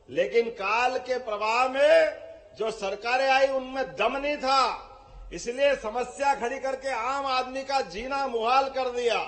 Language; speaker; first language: Hindi; native; Hindi